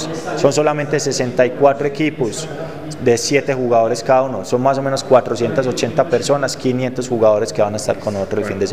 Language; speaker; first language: Spanish; native; Spanish